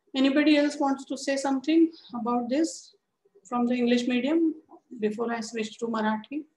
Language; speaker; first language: English; non-native, local second language; Marathi